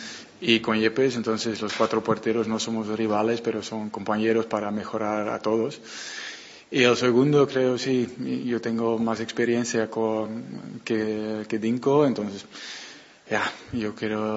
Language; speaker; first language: Spanish; non-native, fluent; Dutch